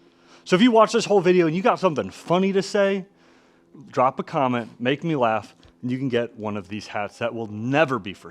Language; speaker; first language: English; native; English